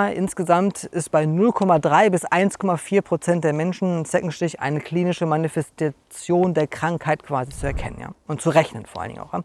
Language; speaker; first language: German; native; German